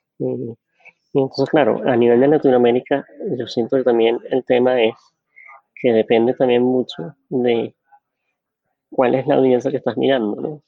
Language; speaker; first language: Spanish; native; Spanish